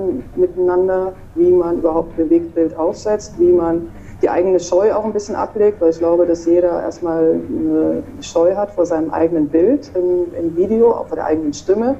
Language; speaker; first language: German; native; German